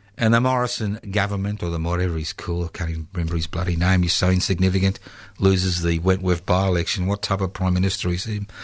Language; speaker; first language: English; early bilingual, other home language; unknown